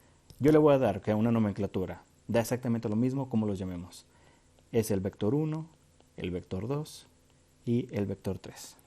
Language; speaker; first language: Spanish; native; Spanish